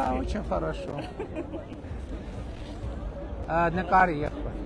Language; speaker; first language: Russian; non-native, fluent; Armenian